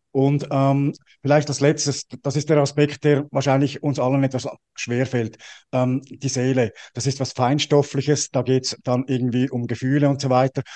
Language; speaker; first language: German; native; German